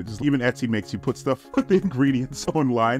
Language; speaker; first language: English; native; English